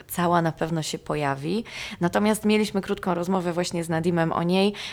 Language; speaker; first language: Polish; native; Polish